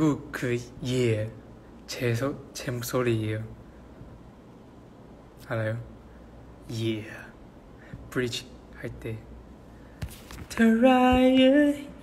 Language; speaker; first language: Korean; non-native, learner; Chinese